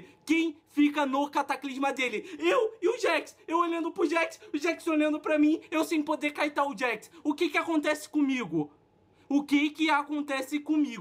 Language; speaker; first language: Portuguese; native; Portuguese